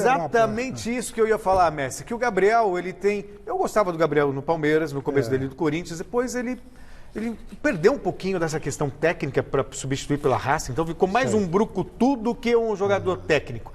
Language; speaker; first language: Portuguese; native; Portuguese